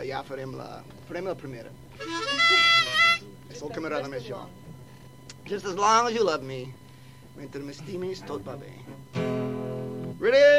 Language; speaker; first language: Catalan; non-native, fluent; English